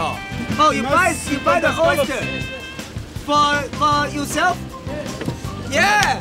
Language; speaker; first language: English; non-native, learner; Chinese